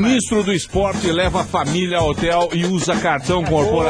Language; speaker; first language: Portuguese; native; Portuguese